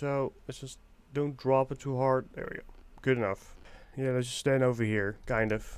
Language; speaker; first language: English; non-native, fluent; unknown